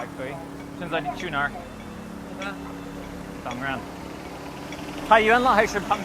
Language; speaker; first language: Chinese; non-native, fluent; English